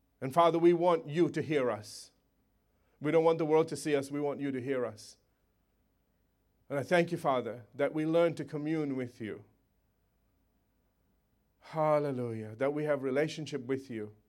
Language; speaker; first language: English; native; English